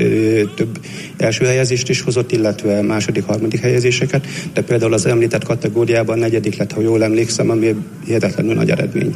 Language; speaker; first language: Hungarian; native; Hungarian